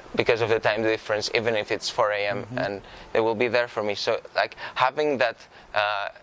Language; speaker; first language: English; non-native, fluent; Greek